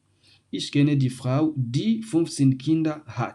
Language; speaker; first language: German; non-native, fluent; French